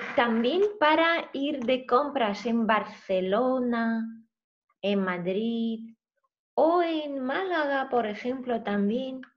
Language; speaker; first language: Spanish; non-native, fluent; Russian